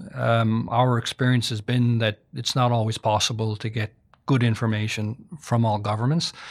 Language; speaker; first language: English; native; English